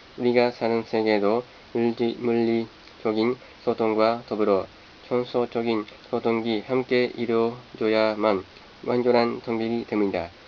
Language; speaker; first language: Korean; non-native, fluent; Japanese